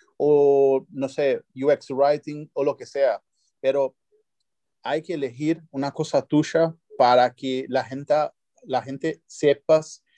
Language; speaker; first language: Spanish; non-native, fluent; Portuguese